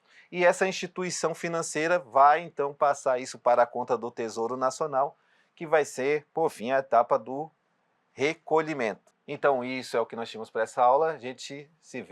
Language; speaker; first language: Portuguese; native; Portuguese